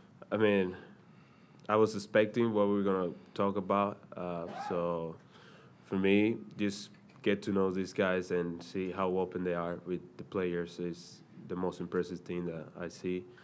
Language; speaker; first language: English; non-native, fluent; Spanish